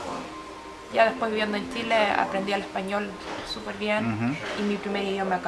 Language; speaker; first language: Spanish; early bilingual, heritage; Swedish